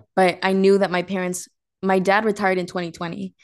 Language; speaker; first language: English; early bilingual, other home language; Spanish